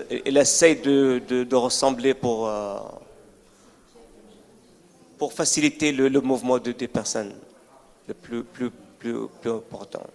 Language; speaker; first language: French; non-native, fluent; Arabic